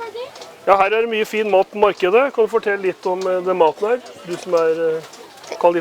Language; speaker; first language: Norwegian; native; Norwegian